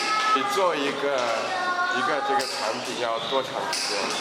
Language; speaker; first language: Chinese; non-native, fluent; English